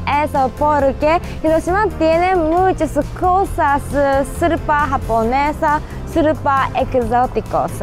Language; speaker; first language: Spanish; non-native, learner; Japanese